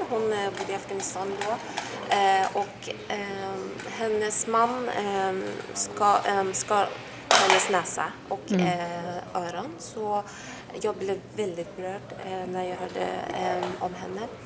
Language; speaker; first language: Swedish; non-native, fluent; Persian